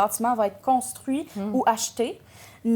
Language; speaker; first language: French; native; French